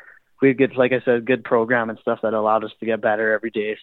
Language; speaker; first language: English; native; English